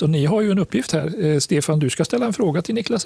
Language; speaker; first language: Swedish; native; Swedish